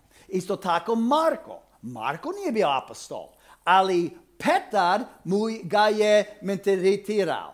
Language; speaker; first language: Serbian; non-native, fluent; English